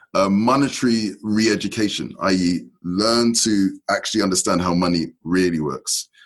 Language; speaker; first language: English; native; English